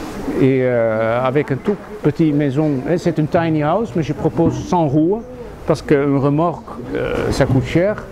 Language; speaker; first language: French; non-native, fluent; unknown